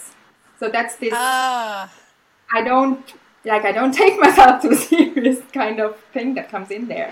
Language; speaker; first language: English; non-native, fluent; German